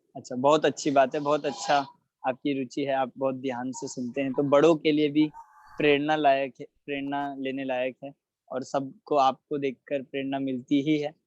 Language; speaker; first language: Hindi; native; Hindi